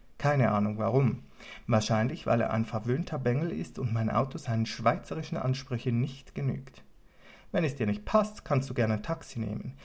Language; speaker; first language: German; native; German